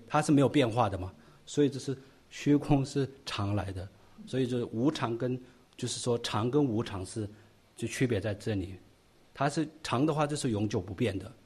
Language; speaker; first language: Chinese; non-native, local second language; Tibetan